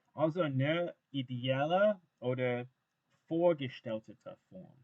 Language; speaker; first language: German; non-native, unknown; English